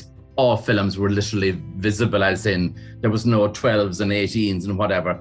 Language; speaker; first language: English; native; English